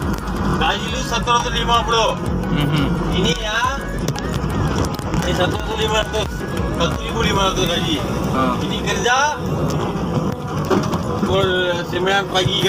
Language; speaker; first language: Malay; non-native, learner; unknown